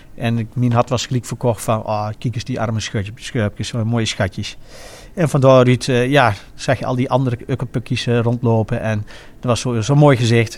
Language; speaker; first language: Dutch; native; Dutch